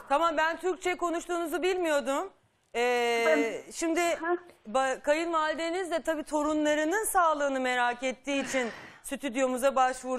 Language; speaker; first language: Turkish; native; Turkish